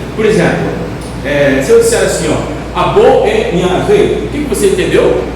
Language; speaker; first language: Portuguese; native; Portuguese